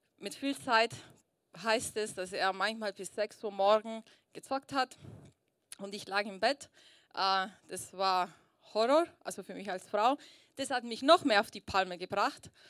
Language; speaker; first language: German; early bilingual, other home language; Italian